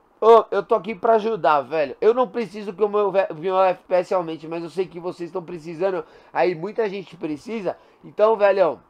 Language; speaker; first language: Portuguese; native; Portuguese